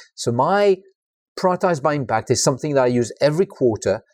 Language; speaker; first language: English; non-native, fluent; French